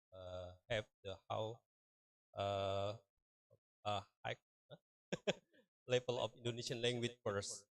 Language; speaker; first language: English; non-native, learner; Indonesian